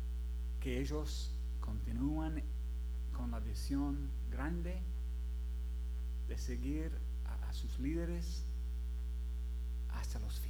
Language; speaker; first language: Spanish; non-native, fluent; English